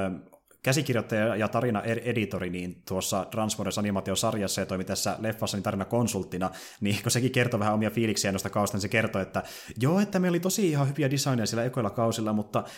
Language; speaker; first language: Finnish; native; Finnish